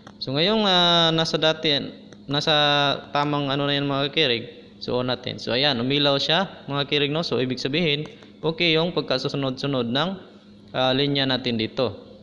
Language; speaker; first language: Filipino; non-native, local second language; Cebuano